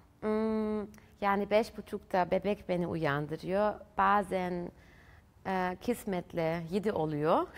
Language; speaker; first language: Turkish; early bilingual, heritage; German